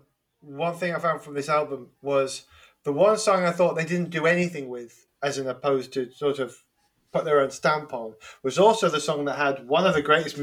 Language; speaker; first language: English; native; English